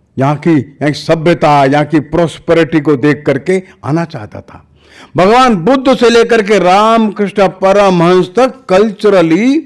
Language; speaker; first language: Hindi; native; Hindi